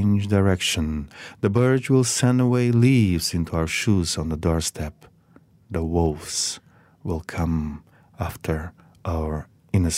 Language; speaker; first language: English; non-native, fluent; Macedonian